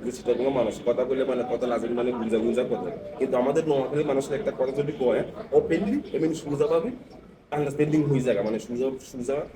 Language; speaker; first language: Bangla; non-native, fluent; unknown